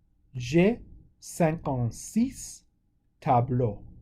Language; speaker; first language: French; non-native, fluent; English